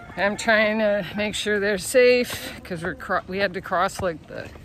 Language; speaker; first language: English; native; English